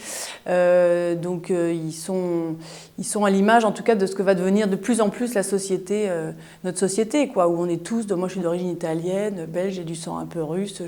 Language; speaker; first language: French; native; French